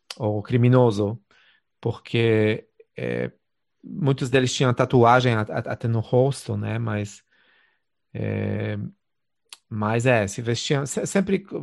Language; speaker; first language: Portuguese; non-native, fluent; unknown